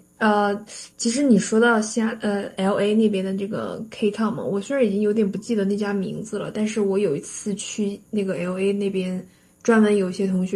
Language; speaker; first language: Chinese; native; Chinese